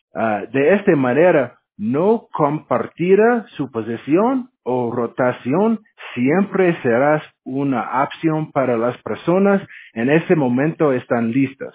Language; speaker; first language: Spanish; non-native, fluent; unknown